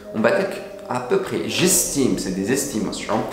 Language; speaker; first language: French; non-native, local second language; Arabic